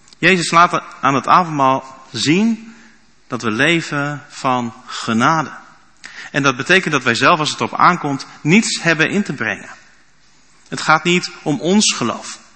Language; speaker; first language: Dutch; native; Dutch